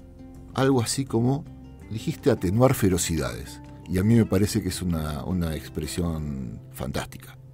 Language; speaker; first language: Spanish; native; Spanish